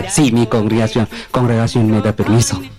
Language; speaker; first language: Spanish; non-native, learner; Bangla